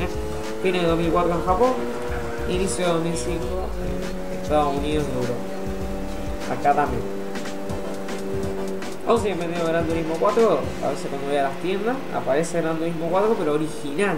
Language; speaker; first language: Spanish; native; Spanish